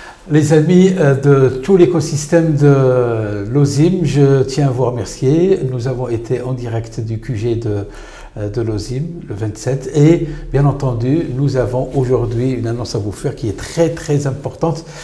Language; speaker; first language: French; non-native, local second language; Arabic